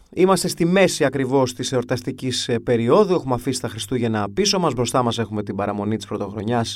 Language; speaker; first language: Greek; early bilingual, other home language; English